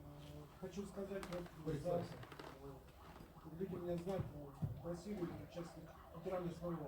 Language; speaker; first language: Russian; native; Russian